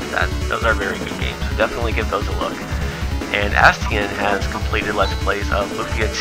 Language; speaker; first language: English; native; English